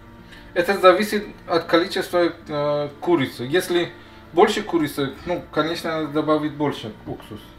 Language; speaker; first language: Russian; non-native, learner; Persian